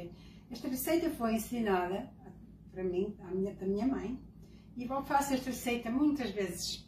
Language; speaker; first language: Portuguese; early bilingual, heritage; Portuguese